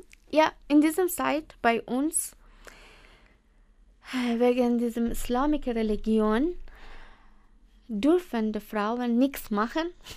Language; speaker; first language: German; non-native, learner; Persian